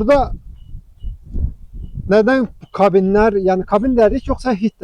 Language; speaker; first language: Turkish; non-native, local second language; Azerbaijani